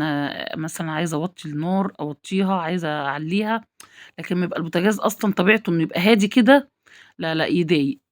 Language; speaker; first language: Arabic; native; Arabic